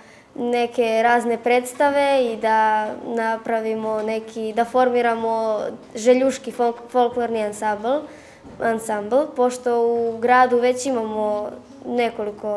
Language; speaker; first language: Serbian; native; Serbian